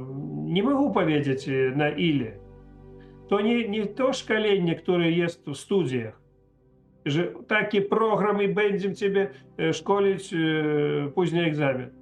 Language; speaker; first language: Polish; non-native, learner; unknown